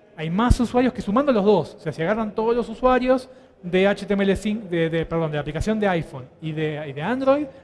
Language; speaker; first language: Spanish; native; Spanish